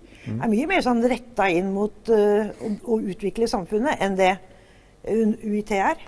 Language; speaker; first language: Norwegian; native; Norwegian